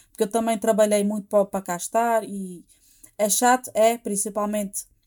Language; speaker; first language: Portuguese; native; Portuguese